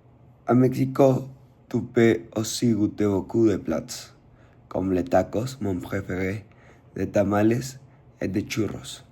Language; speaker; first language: French; non-native, learner; Spanish